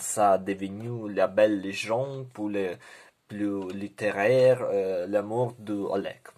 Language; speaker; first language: French; non-native, learner; Ukrainian